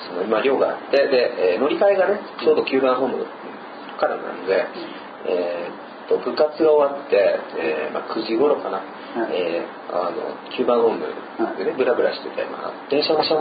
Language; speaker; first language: Japanese; non-native, fluent; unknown